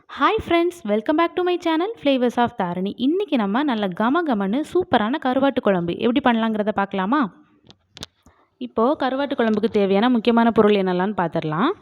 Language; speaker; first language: Tamil; native; Tamil